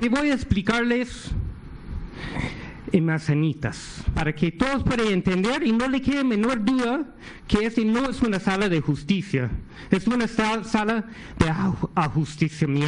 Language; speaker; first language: Spanish; non-native, fluent; English